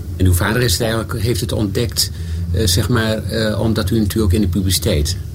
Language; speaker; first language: Dutch; native; Dutch